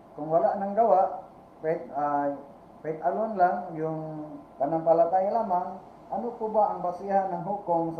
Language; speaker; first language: Filipino; non-native, local second language; Cebuano